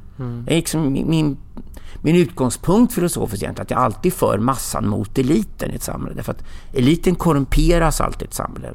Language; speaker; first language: Swedish; native; Swedish